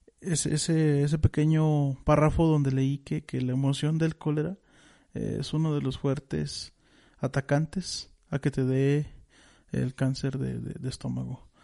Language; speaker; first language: Spanish; native; Spanish